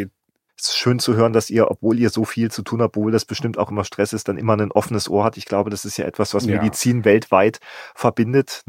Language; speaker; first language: German; native; German